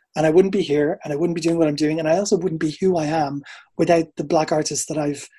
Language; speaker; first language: English; native; English